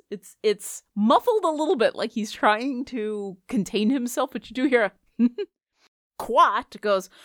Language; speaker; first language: English; native; English